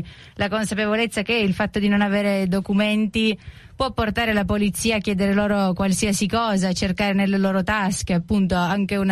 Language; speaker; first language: Italian; native; Italian